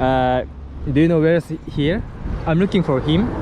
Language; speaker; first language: English; non-native, learner; Korean